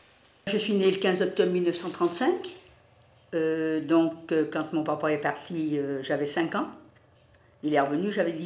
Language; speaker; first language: French; native; French